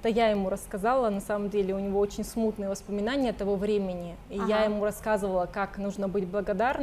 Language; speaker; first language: Russian; native; Russian